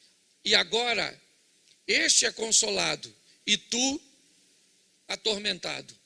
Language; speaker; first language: Portuguese; native; Portuguese